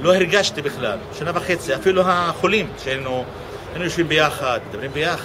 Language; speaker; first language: Hebrew; non-native, local second language; Arabic